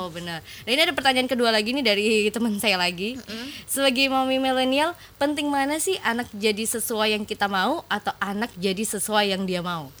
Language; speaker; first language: Indonesian; native; Indonesian